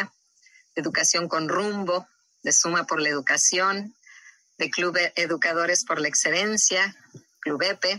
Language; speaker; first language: Spanish; native; Spanish